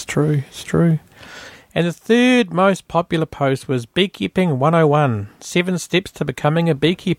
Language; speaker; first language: English; native; English